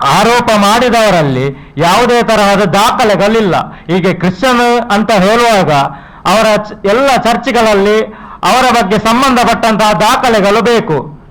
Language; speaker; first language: Kannada; non-native, local second language; Tulu